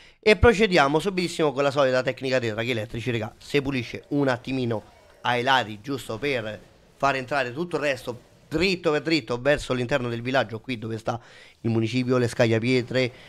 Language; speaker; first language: Italian; native; Italian